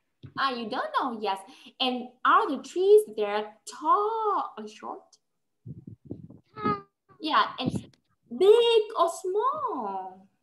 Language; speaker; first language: English; non-native, fluent; Vietnamese